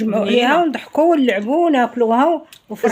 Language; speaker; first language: Arabic; native; Arabic